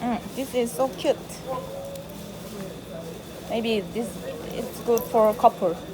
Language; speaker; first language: English; non-native, learner; Korean